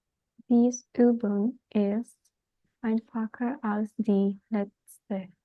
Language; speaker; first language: German; non-native, learner; Filipino